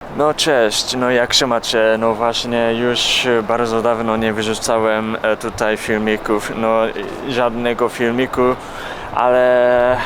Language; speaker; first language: Polish; non-native, learner; Japanese